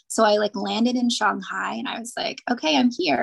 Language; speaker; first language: English; native; English